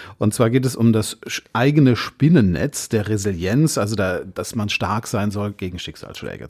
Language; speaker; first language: German; native; German